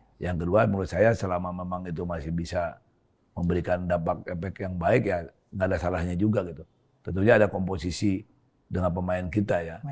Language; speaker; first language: Indonesian; native; Indonesian